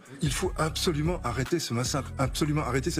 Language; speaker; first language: French; native; French